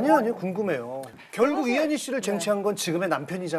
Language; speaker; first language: Korean; native; Korean